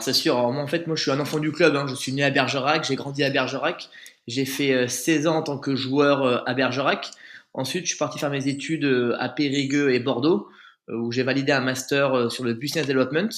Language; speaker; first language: French; native; French